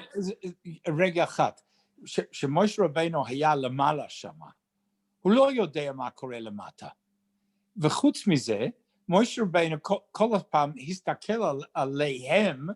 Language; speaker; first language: Hebrew; non-native, fluent; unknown